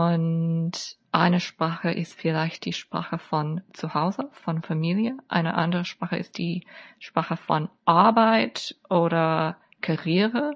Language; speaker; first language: German; non-native, fluent; English